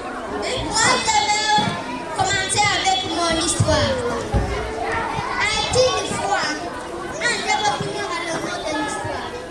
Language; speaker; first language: French; non-native, learner; Kinyarwanda